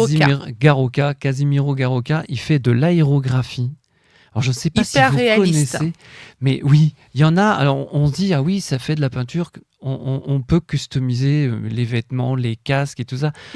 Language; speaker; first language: French; native; French